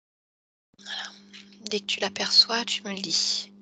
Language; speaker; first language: French; native; French